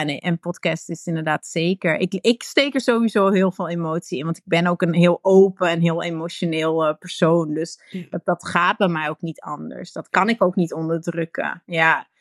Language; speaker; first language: Dutch; native; Dutch